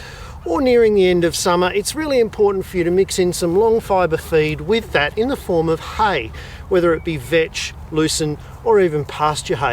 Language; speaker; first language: English; native; English